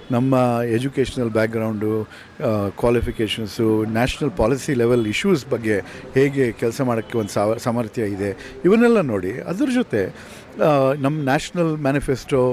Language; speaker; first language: Kannada; native; Kannada